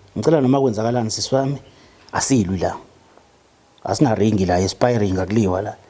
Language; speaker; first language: Zulu; native; Zulu